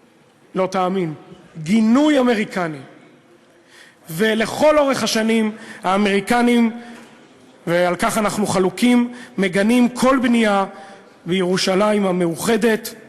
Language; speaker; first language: Hebrew; native; Hebrew